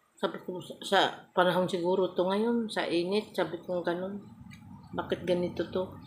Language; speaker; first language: Filipino; non-native, local second language; Cebuano